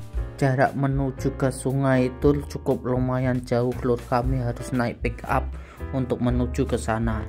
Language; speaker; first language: Indonesian; native; Indonesian